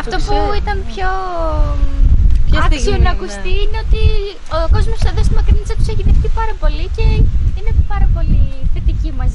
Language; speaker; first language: Greek; native; Greek